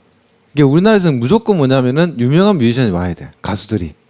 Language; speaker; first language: Korean; native; Korean